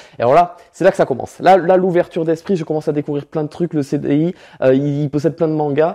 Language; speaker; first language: French; native; French